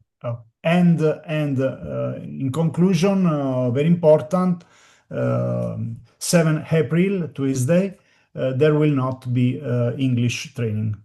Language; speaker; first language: English; non-native, learner; Italian